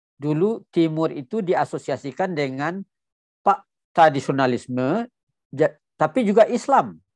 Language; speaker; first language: Indonesian; non-native, local second language; Minangkabau